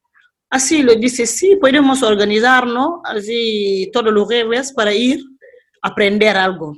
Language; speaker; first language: Spanish; non-native, learner; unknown